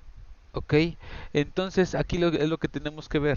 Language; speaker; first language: Spanish; native; Spanish